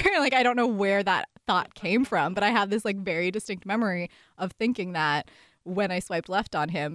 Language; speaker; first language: English; native; English